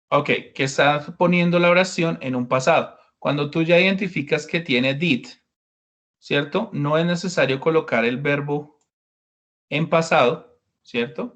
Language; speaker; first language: Spanish; non-native, fluent; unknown